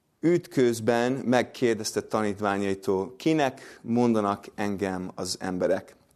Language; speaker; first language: Hungarian; non-native, fluent; English